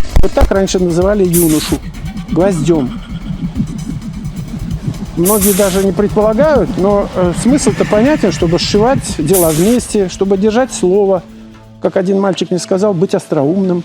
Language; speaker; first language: Russian; native; Russian